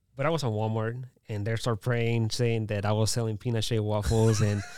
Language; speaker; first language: English; early bilingual, other home language; Spanish